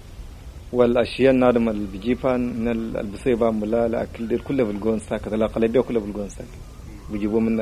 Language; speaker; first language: Arabic; native; Arabic